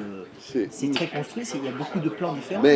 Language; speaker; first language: French; native; French